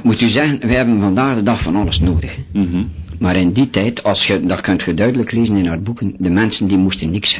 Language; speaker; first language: Dutch; native; Dutch